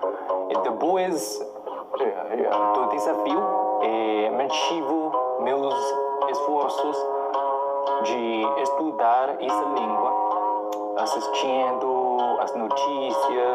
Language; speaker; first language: Portuguese; non-native, learner; Chinese